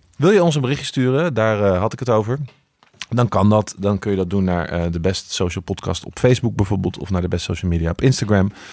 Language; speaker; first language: Dutch; native; Dutch